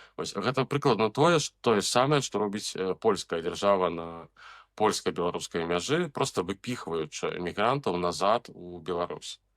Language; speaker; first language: Belarusian; native; Belarusian